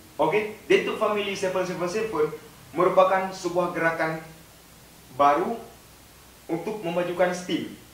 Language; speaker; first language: Indonesian; native; Indonesian